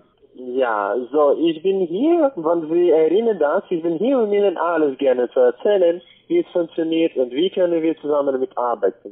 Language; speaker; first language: German; non-native, learner; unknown